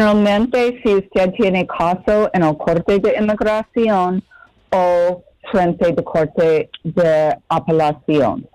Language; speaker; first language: Spanish; non-native, fluent; English